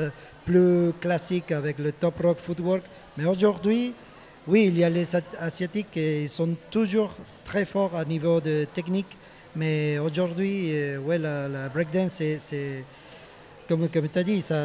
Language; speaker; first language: French; non-native, fluent; Spanish